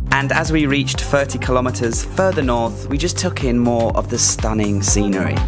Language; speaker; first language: English; native; English